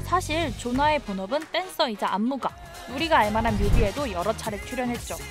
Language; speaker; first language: Korean; native; Korean